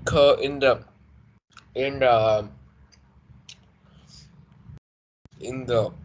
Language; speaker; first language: English; non-native, learner; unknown